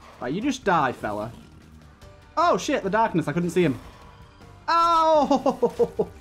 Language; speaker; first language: English; native; English